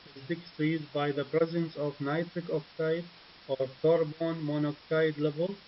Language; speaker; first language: English; non-native, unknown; Arabic